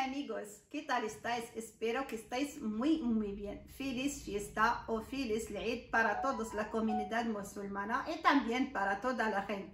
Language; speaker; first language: Spanish; non-native, learner; Arabic